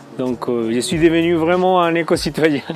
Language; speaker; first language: French; non-native, fluent; Spanish